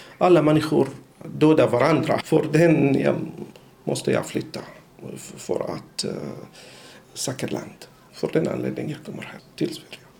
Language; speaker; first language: Swedish; non-native, learner; Arabic